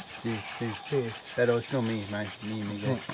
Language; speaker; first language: Spanish; non-native, learner; English